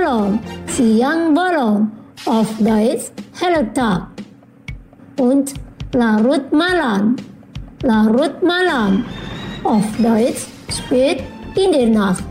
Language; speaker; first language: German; non-native, fluent; Indonesian